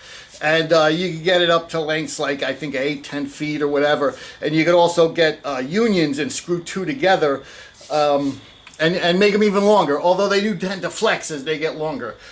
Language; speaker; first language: English; native; English